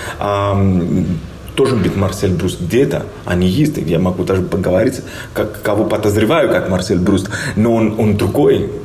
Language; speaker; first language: Russian; non-native, fluent; Greek